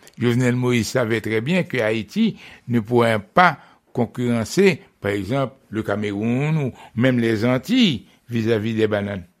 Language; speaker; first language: French; non-native, local second language; Haitian Creole